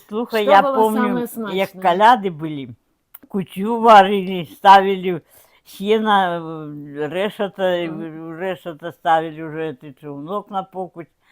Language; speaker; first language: Belarusian; native; Belarusian